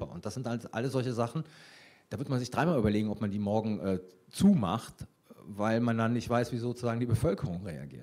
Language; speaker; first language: German; native; German